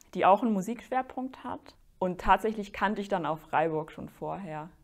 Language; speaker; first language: German; non-native, fluent; Finnish